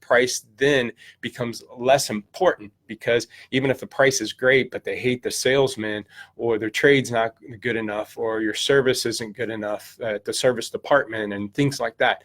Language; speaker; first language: English; native; English